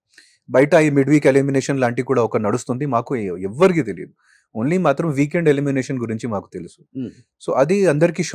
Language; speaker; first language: Telugu; non-native, fluent; Hindi